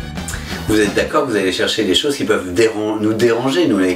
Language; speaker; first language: French; native; French